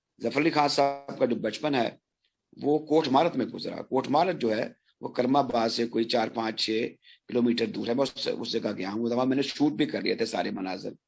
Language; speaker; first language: Urdu; non-native, local second language; Punjabi